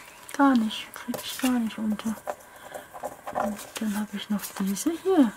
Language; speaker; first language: German; native; German